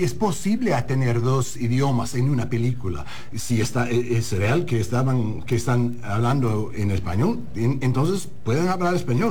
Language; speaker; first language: Spanish; early bilingual, heritage; English